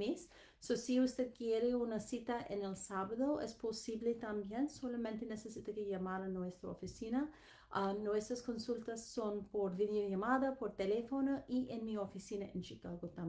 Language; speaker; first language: Spanish; non-native, learner; English